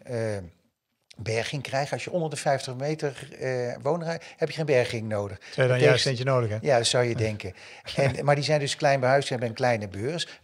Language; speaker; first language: Dutch; native; Dutch